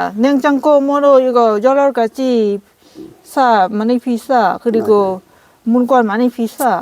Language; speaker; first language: Korean; non-native, learner; Lao